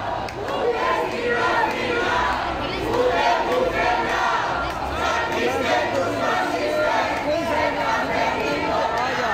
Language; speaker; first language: Greek; native; Greek